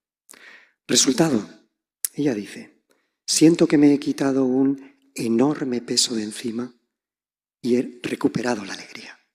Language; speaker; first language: Spanish; native; Spanish